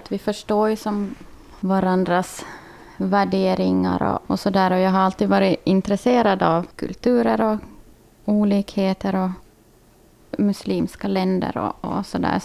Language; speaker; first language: Swedish; native; Swedish